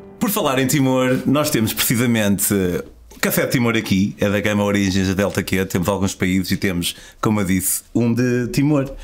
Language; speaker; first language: Portuguese; native; Portuguese